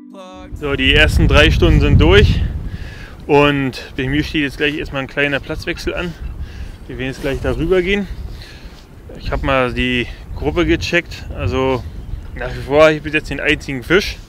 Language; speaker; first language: German; native; German